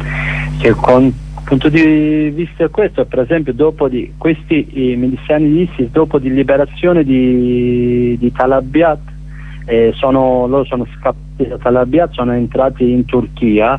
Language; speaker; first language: Italian; non-native, learner; Kurdish